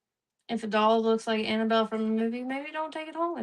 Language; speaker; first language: English; native; English